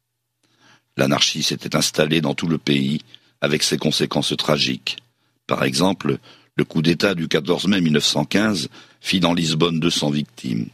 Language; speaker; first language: French; native; French